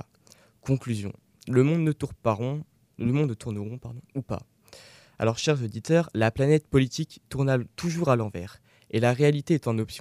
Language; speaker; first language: French; native; French